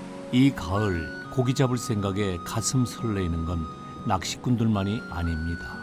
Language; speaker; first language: Korean; native; Korean